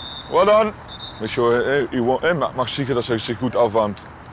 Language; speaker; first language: German; native; German